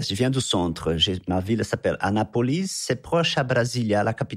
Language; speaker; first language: French; non-native, fluent; Portuguese